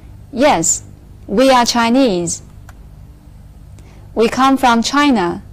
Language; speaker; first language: English; non-native, fluent; Chinese